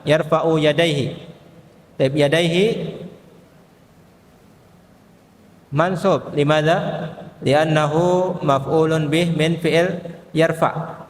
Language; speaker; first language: Arabic; non-native, fluent; Indonesian